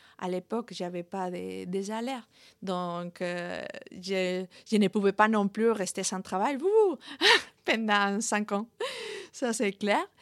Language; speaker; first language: French; non-native, fluent; Spanish